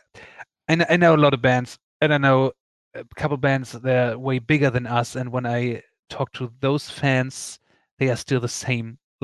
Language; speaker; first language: English; non-native, fluent; German